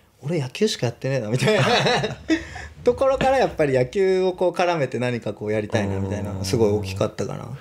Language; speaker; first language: Japanese; native; Japanese